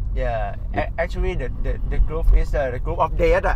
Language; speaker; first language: English; non-native, learner; Thai